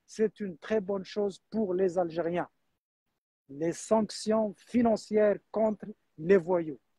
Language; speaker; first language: French; non-native, local second language; Arabic